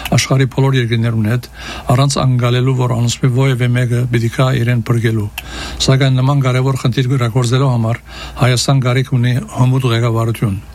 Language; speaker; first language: Armenian; early bilingual, heritage; Armenian